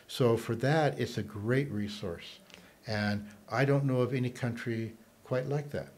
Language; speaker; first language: English; native; English